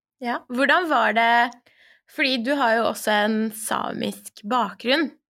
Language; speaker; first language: Norwegian; early bilingual, other home language; Persian